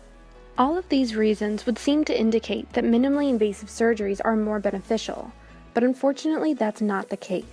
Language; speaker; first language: English; native; English